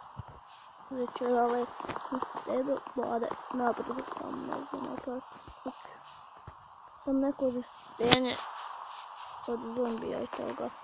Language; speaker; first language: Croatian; early bilingual, heritage; Bosnian